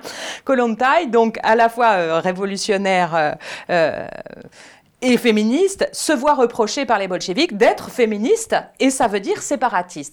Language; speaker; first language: French; native; French